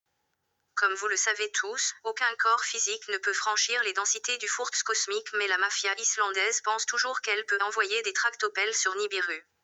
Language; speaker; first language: French; native; French